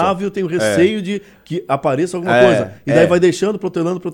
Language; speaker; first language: Portuguese; native; Portuguese